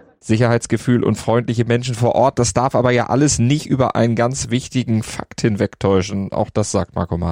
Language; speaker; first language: German; native; German